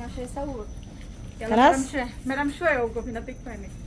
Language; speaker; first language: Arabic; non-native, learner; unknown